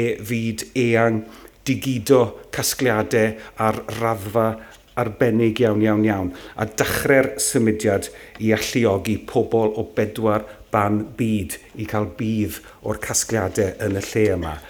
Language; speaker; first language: Welsh; native; Welsh